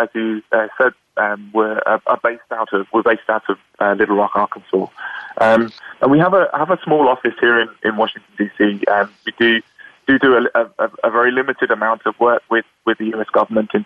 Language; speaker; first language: English; native; English